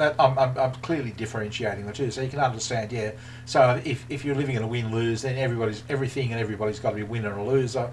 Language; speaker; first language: English; native; English